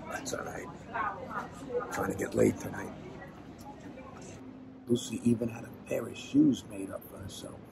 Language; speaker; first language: English; native; English